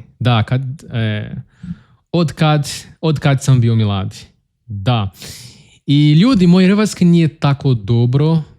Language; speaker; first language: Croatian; non-native, learner; Portuguese